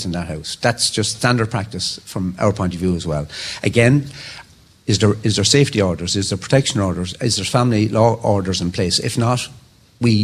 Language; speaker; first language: English; native; English